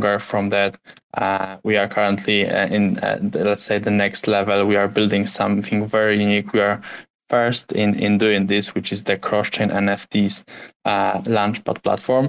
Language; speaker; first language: English; non-native, fluent; Polish